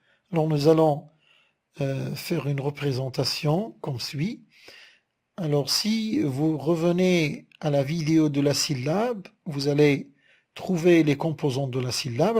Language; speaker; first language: French; non-native, local second language; Arabic